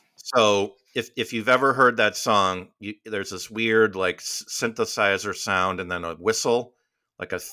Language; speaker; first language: English; native; English